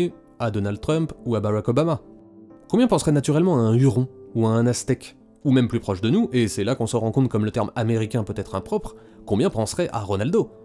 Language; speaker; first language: French; native; French